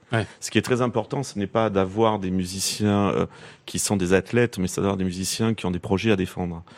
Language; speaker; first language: French; native; French